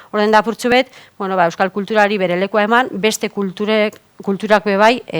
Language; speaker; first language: Basque; native; Basque